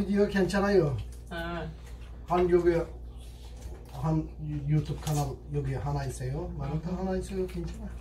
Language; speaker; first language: Korean; non-native, learner; Turkish